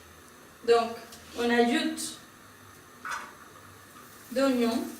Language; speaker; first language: French; non-native, learner; Spanish